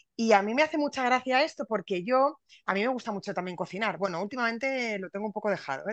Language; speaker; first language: Spanish; native; Spanish